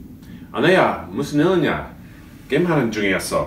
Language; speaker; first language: Korean; non-native, learner; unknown